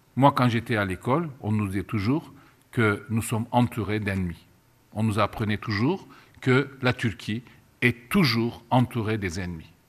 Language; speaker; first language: French; non-native, fluent; Turkish